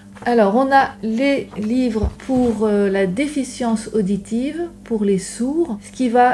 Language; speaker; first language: French; native; French